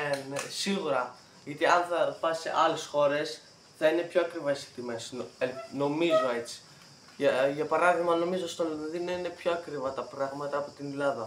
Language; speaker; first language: Greek; early bilingual, heritage; Greek